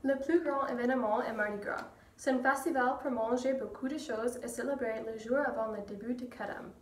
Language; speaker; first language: French; non-native, learner; English